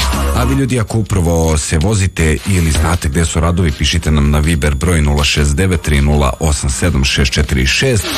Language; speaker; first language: Serbian; native; Serbian